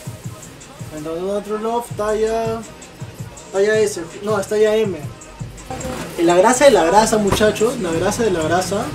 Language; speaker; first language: Spanish; native; Spanish